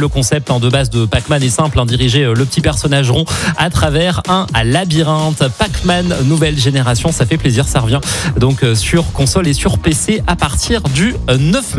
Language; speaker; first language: French; native; French